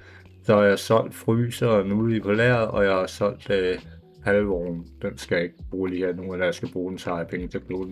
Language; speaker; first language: Danish; native; Danish